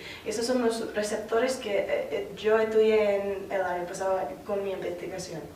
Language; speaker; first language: Spanish; non-native, learner; English